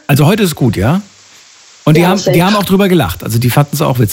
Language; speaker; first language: German; native; German